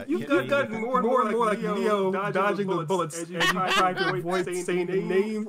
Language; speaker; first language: English; native; English